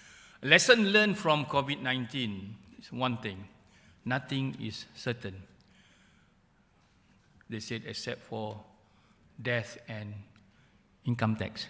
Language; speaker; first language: English; non-native, local second language; Malay